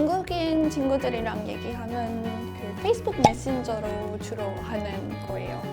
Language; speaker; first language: Korean; non-native, fluent; English